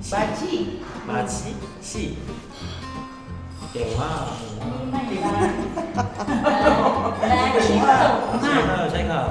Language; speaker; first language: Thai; non-native, learner; Korean